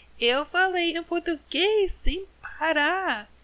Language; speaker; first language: Portuguese; non-native, learner; English